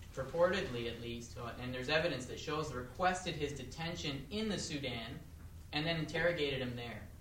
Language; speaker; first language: English; native; English